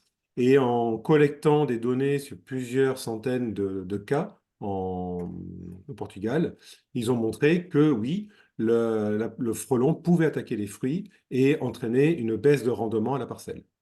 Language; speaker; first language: French; native; French